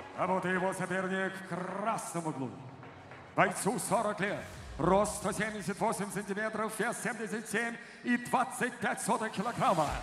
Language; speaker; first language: Russian; native; Russian